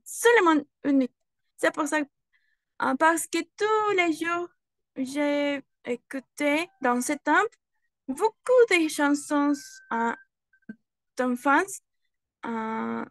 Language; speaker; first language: French; non-native, learner; Spanish